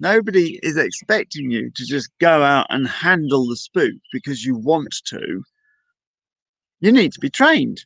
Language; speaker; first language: English; native; English